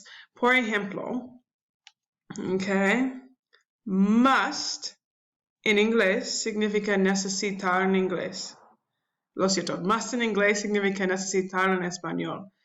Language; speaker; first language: Spanish; non-native, learner; English